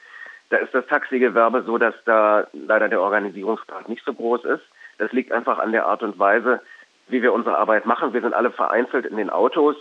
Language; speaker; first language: German; native; German